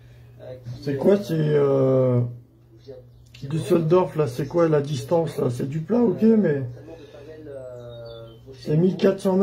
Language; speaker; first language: French; native; French